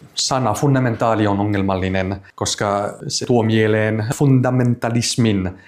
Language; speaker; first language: Finnish; non-native, fluent; French